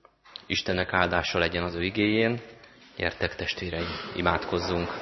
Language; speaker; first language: Hungarian; native; Hungarian